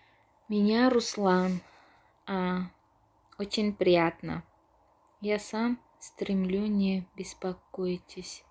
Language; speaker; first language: Russian; non-native, local second language; Tajik